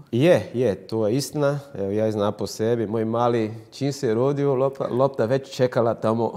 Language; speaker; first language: Croatian; non-native, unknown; Portuguese